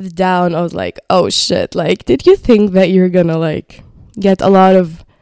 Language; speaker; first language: English; non-native, fluent; Arabic